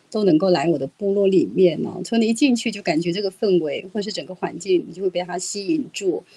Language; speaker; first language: Chinese; non-native, local second language; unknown